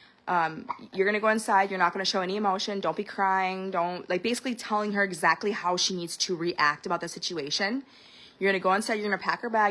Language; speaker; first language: English; native; English